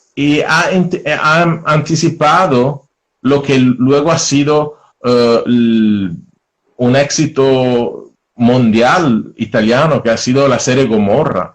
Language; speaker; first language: Spanish; non-native, fluent; Italian